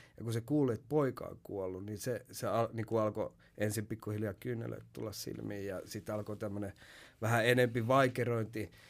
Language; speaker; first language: Finnish; early bilingual, heritage; Finnish